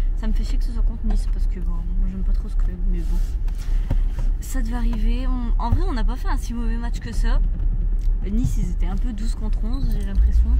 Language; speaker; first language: French; native; French